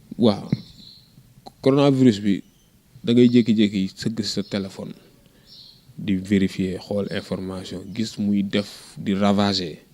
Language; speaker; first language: Wolof; native; Wolof